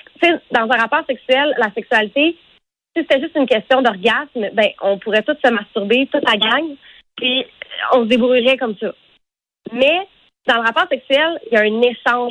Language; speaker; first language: French; native; French